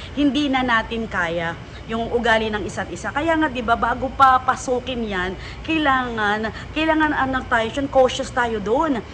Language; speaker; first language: Filipino; native; Filipino